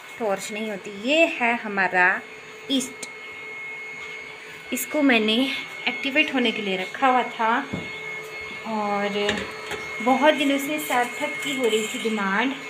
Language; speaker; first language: Hindi; native; Hindi